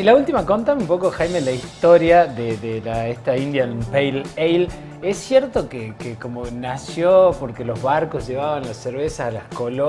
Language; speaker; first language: Spanish; native; Spanish